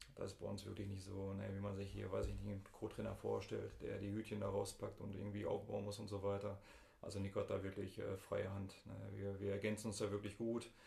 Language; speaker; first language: German; native; German